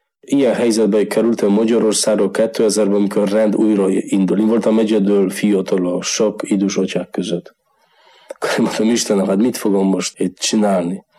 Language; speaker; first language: Hungarian; non-native, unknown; Polish